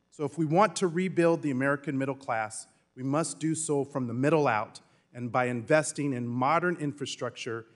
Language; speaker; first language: English; native; English